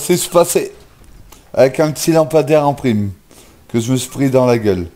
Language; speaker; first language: French; native; French